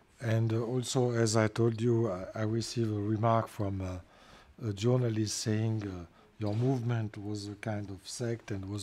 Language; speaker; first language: English; non-native, fluent; French